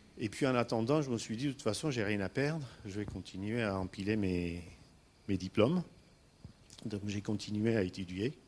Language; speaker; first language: French; non-native, fluent; Armenian